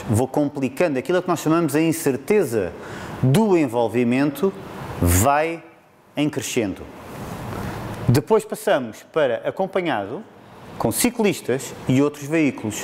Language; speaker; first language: Portuguese; native; Portuguese